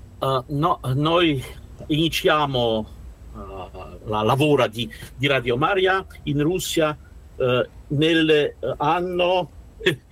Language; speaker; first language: Italian; non-native, learner; Russian